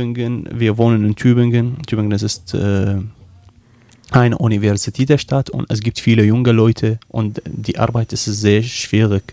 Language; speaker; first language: German; non-native, learner; Arabic